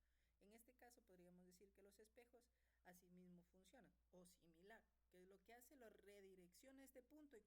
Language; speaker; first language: Spanish; native; Spanish